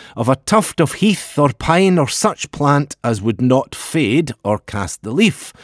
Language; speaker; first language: English; native; English